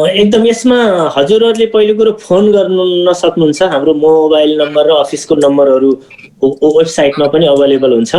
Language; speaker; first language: Nepali; native; Nepali